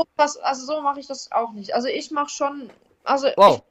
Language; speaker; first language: German; native; German